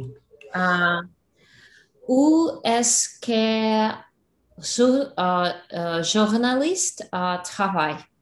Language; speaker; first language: French; non-native, learner; English